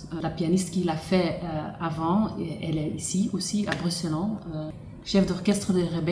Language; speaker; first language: French; non-native, local second language; Dutch